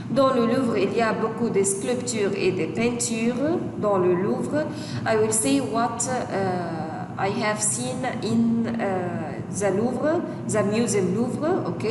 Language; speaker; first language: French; non-native, fluent; Arabic